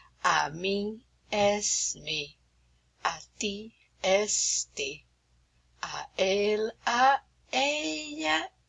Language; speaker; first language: Spanish; non-native, fluent; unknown